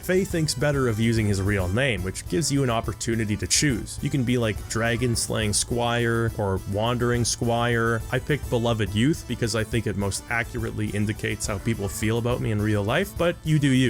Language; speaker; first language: English; native; English